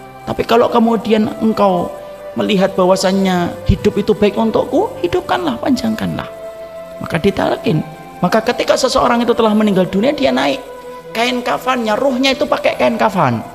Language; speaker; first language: Indonesian; native; Indonesian